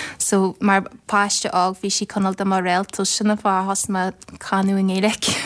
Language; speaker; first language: Irish; native; Irish